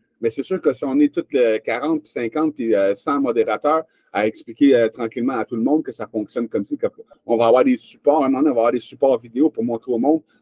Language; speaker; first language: French; native; French